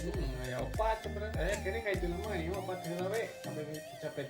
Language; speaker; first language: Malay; non-native, local second language; Sundanese